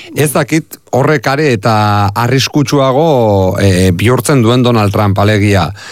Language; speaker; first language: Basque; native; Basque